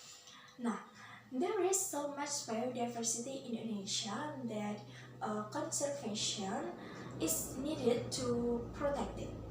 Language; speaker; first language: English; non-native, learner; Indonesian